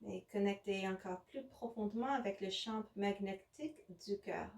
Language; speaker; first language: French; non-native, learner; English